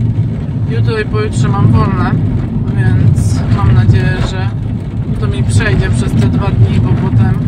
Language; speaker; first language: Polish; native; Polish